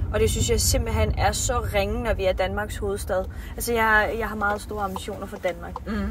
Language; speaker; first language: Danish; early bilingual, other home language; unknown